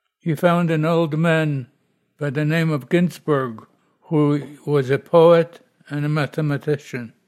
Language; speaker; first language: English; non-native, fluent; Polish